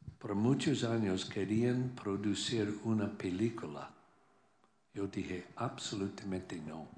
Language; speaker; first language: Spanish; non-native, learner; English